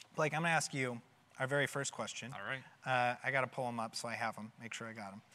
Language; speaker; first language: English; native; English